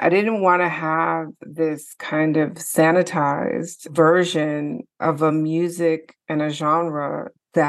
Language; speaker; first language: English; native; English